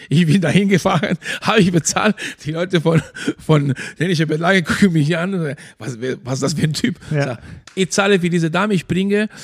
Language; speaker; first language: German; non-native, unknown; Spanish